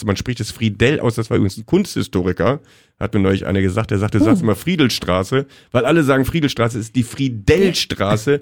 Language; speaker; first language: German; native; German